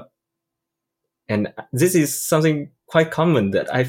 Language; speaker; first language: English; non-native, fluent; Vietnamese